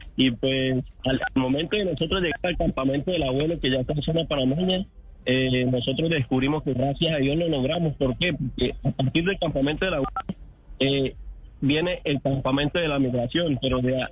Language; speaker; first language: Spanish; native; Spanish